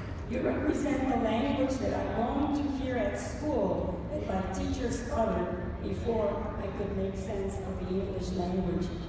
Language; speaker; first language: English; early bilingual, other home language; Spanish